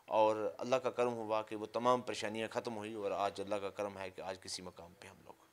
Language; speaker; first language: Urdu; non-native, local second language; Punjabi